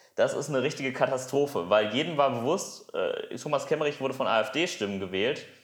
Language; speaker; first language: German; native; German